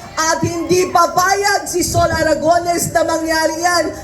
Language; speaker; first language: Filipino; native; Filipino